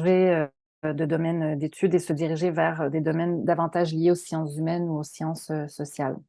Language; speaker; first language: French; native; French